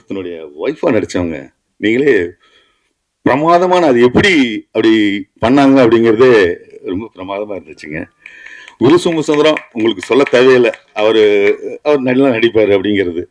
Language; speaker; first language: Tamil; native; Tamil